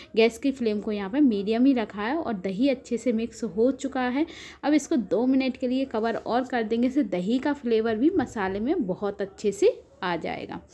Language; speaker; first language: Hindi; native; Hindi